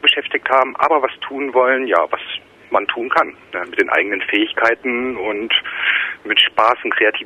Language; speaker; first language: German; native; German